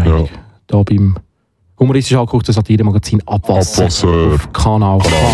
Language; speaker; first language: German; native; German